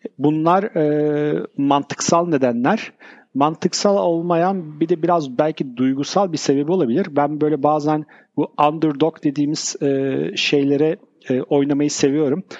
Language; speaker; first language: Turkish; native; Turkish